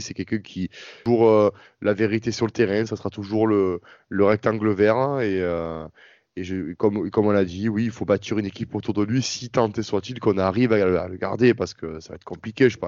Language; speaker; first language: French; native; French